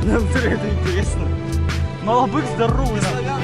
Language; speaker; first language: Russian; native; Russian